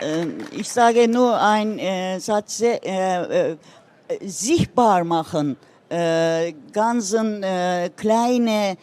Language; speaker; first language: German; non-native, learner; Turkish